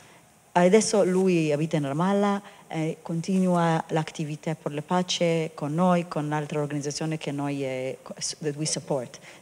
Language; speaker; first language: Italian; non-native, learner; Hebrew